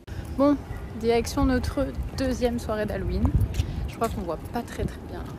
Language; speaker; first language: French; native; French